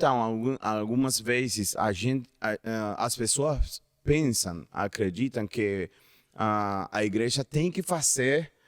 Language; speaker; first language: Portuguese; non-native, learner; Spanish